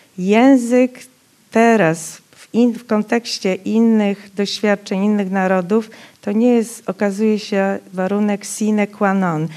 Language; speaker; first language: Polish; non-native, local second language; Rusyn